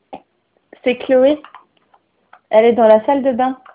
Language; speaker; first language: French; native; French